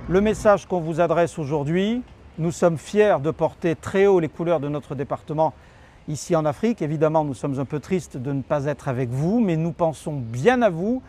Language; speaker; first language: French; native; French